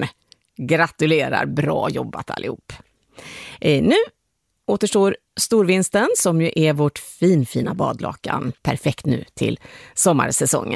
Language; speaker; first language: Swedish; native; Swedish